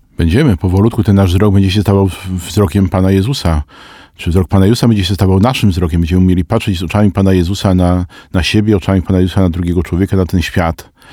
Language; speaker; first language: Polish; native; Polish